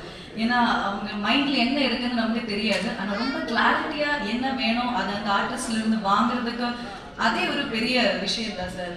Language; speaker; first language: Tamil; non-native, local second language; Malayalam